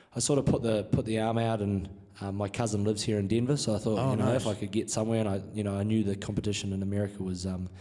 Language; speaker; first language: English; native; English